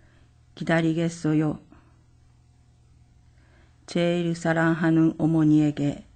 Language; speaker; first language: Korean; non-native, fluent; Japanese